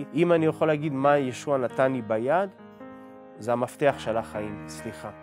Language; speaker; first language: Hebrew; early bilingual, other home language; French